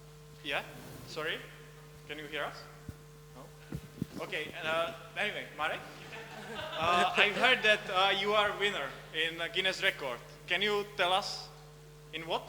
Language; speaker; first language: English; non-native, fluent; Czech